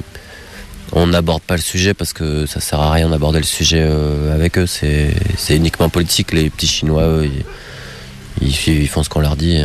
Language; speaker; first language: French; native; French